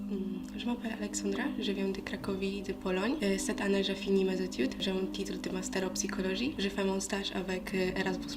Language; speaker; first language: French; non-native, fluent; Polish